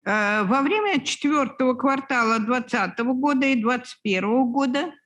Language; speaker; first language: Russian; native; Russian